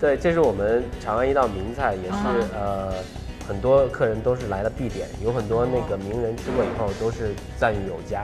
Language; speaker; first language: Chinese; native; Chinese